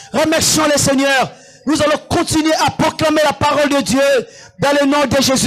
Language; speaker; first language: French; non-native, local second language; Lingala